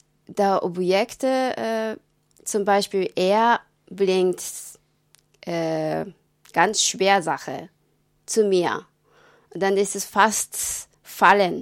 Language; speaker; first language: German; non-native, learner; Japanese